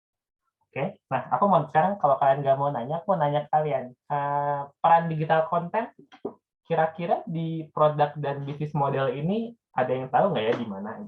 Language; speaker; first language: Indonesian; native; Indonesian